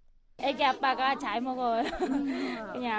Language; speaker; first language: Korean; non-native, learner; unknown